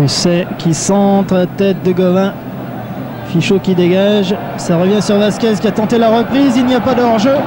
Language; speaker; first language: French; native; French